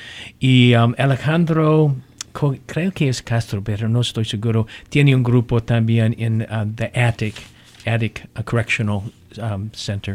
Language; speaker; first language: Spanish; non-native, learner; English